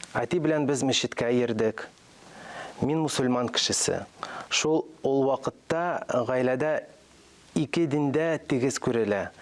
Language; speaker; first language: Tatar; non-native, local second language; Russian